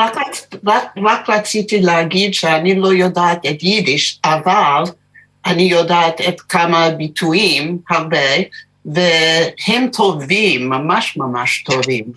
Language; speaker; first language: Hebrew; non-native, learner; English